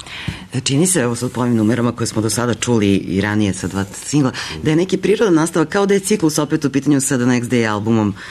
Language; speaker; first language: Serbian; native; Serbian